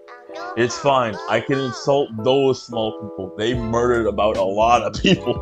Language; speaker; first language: English; native; English